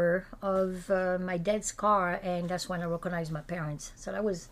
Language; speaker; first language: English; non-native, fluent; French